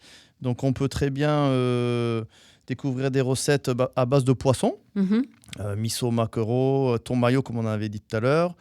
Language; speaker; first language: French; native; French